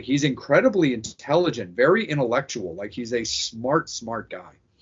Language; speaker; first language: English; native; English